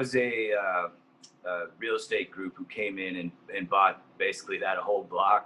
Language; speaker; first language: English; native; English